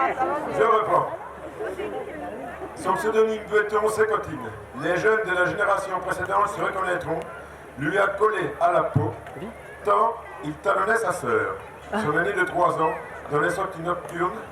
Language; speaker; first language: French; native; French